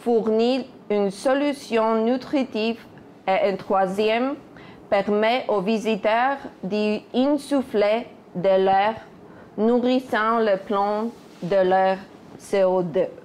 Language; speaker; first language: French; non-native, fluent; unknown